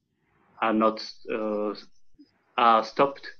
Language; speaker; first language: English; non-native, learner; Japanese